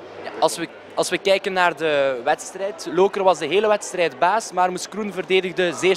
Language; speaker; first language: Dutch; native; Dutch